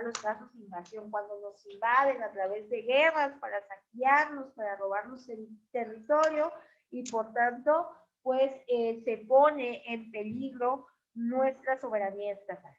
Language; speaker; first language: Spanish; native; Spanish